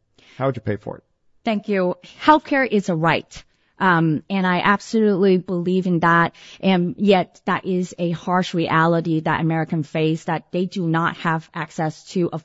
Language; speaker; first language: English; early bilingual, other home language; Cantonese